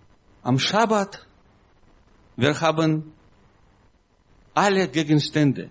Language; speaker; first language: German; non-native, learner; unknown